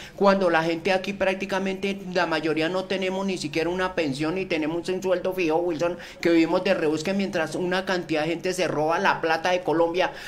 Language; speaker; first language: Spanish; native; Spanish